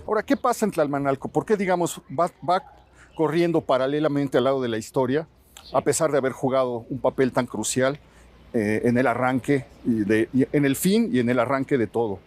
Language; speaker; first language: Spanish; native; Spanish